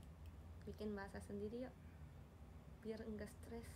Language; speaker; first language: Indonesian; non-native, fluent; Japanese